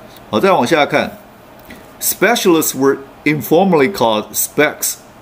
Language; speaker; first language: English; non-native, fluent; Chinese